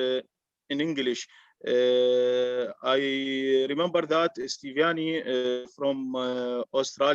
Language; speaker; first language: English; non-native, learner; Arabic